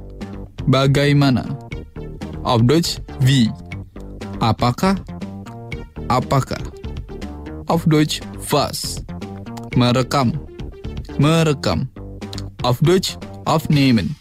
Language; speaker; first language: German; non-native, fluent; Indonesian